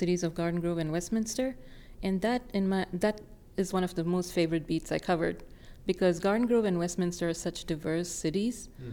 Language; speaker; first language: English; non-native, local second language; Tamil